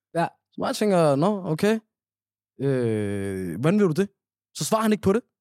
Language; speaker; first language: Danish; early bilingual, other home language; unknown